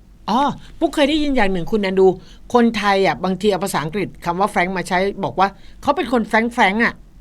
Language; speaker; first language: Thai; native; Thai